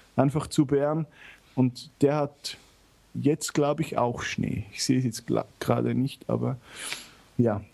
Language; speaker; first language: German; native; German